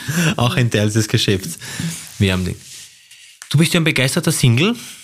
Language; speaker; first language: German; non-native, fluent; Slovenian